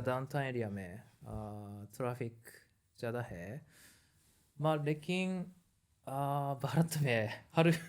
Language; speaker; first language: Hindi; non-native, learner; Japanese